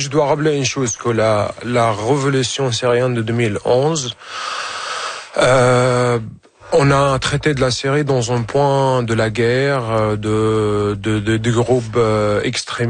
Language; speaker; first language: French; non-native, fluent; Arabic